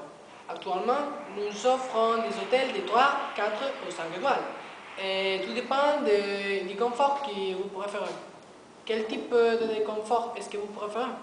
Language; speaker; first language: French; non-native, learner; Spanish